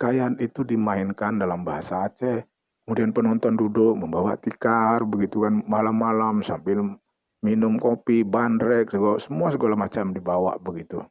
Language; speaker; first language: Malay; non-native, local second language; Achinese